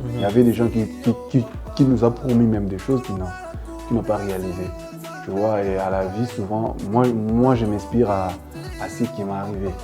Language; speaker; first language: French; non-native, local second language; Lingala